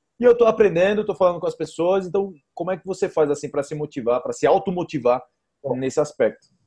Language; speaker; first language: Portuguese; native; Portuguese